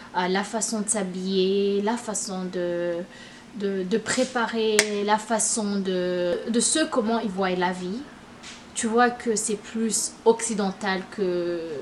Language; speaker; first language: French; non-native, local second language; Rundi